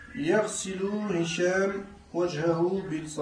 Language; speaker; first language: Arabic; non-native, learner; French